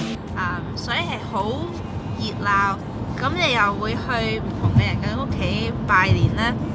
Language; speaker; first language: Cantonese; early bilingual, heritage; Cantonese